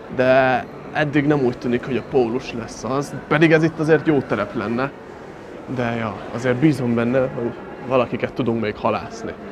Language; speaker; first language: Hungarian; early bilingual, other home language; Chinese